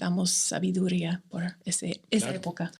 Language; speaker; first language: Spanish; non-native, fluent; English